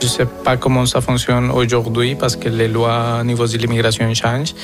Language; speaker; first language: French; non-native, fluent; Spanish